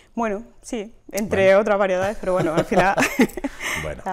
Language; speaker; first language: Spanish; native; Spanish